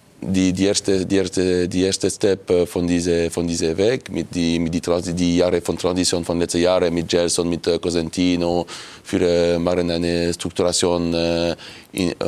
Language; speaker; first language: German; non-native, local second language; French